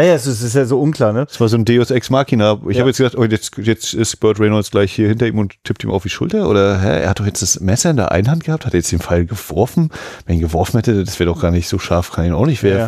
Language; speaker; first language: German; native; German